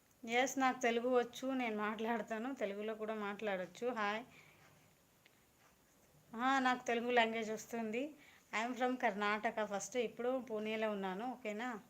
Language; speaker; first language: Telugu; non-native, local second language; Kannada